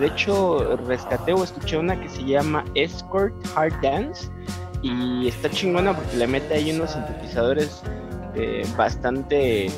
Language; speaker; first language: Spanish; native; Spanish